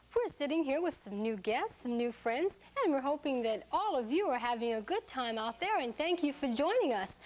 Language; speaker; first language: English; native; English